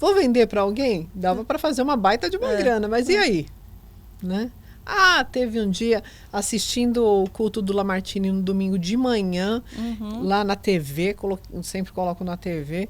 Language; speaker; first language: Portuguese; native; Portuguese